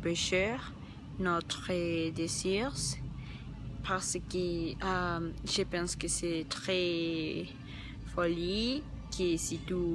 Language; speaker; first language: French; non-native, learner; Spanish